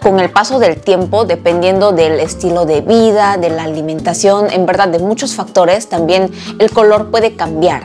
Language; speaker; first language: Spanish; non-native, fluent; Korean